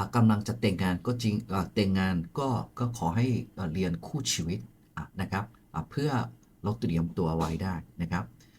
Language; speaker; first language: Thai; non-native, fluent; Korean